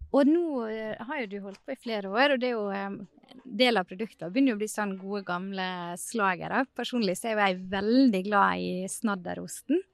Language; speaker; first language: Norwegian; native; Norwegian